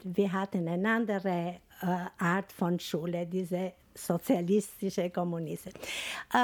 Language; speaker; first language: German; non-native, fluent; Albanian